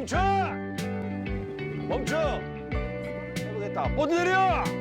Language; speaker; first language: Korean; native; Korean